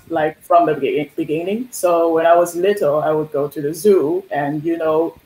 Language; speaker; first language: English; non-native, fluent; Chinese